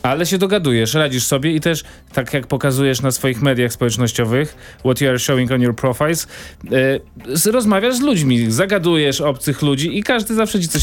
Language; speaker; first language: Polish; native; Polish